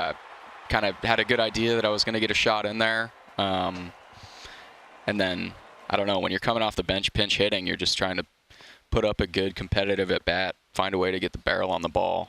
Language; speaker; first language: English; native; English